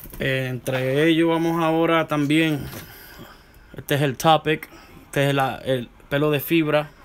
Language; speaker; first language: Spanish; native; Spanish